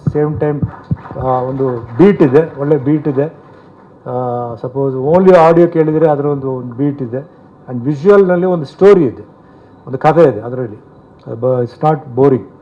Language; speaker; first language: Kannada; non-native, fluent; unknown